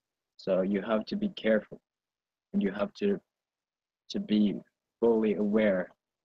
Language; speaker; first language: English; non-native, learner; Spanish